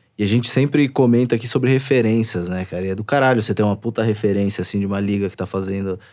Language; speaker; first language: Portuguese; native; Portuguese